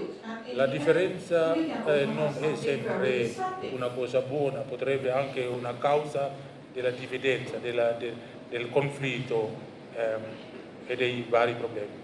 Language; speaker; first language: Italian; non-native, fluent; Indonesian